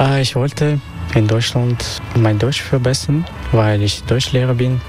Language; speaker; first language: German; non-native, fluent; Russian